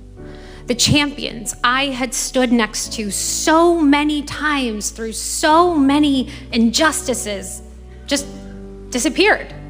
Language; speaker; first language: English; early bilingual, other home language; Persian